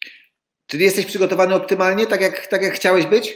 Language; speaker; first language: Polish; native; Polish